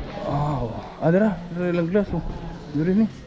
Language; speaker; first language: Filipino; non-native, local second language; Cebuano